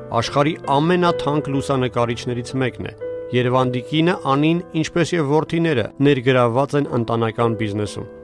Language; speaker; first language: Armenian; native; Armenian